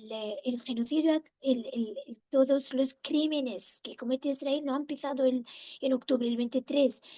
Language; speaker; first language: Spanish; non-native, fluent; Arabic